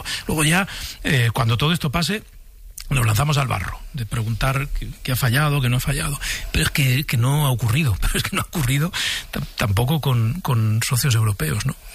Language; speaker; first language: Spanish; native; Spanish